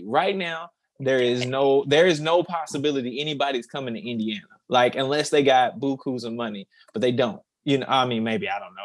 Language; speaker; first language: English; native; English